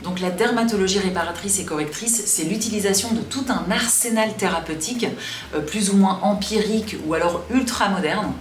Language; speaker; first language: French; native; French